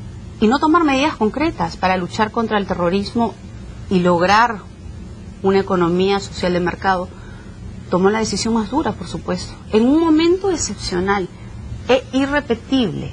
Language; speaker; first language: Spanish; native; Spanish